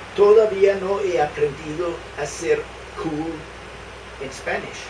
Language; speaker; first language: Spanish; non-native, fluent; Danish